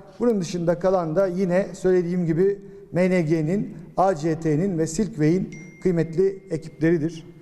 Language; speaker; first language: Turkish; native; Turkish